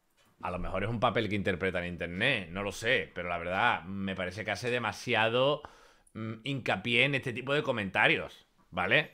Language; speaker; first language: Spanish; native; Spanish